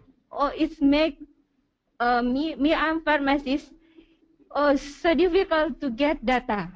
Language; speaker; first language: English; non-native, learner; Indonesian